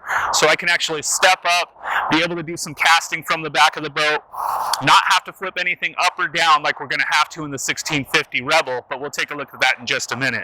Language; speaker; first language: English; native; English